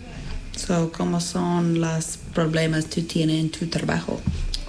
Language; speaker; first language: Spanish; non-native, learner; English